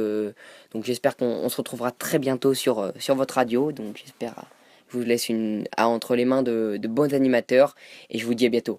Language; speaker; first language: French; native; French